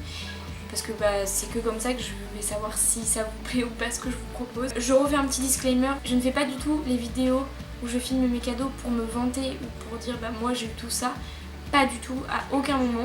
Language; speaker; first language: French; native; French